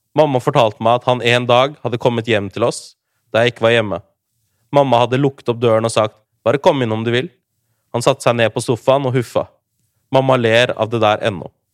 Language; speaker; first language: Norwegian; early bilingual, other home language; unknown